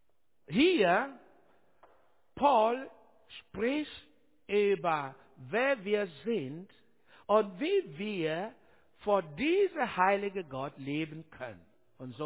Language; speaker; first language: German; non-native, learner; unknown